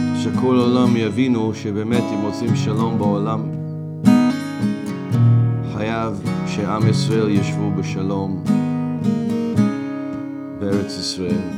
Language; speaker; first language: Hebrew; non-native, fluent; English